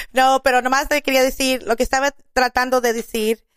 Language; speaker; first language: Spanish; early bilingual, heritage; Spanish